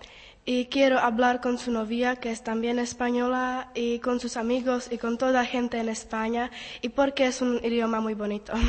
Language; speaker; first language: Spanish; non-native, learner; Czech